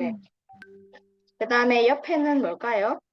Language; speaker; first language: Korean; non-native, fluent; Indonesian